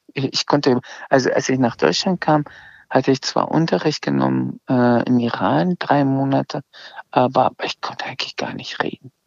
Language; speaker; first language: German; early bilingual, other home language; Azerbaijani